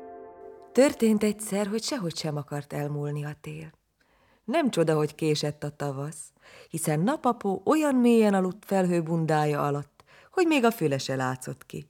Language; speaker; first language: Hungarian; native; Hungarian